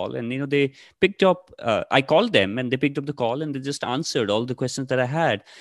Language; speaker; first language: English; non-native, local second language; Nepali